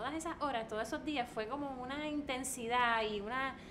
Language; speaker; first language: Spanish; native; Spanish